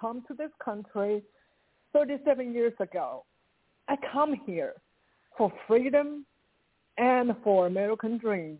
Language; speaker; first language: English; non-native, fluent; Chinese